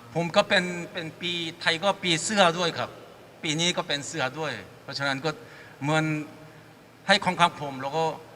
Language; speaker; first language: Thai; non-native, fluent; Korean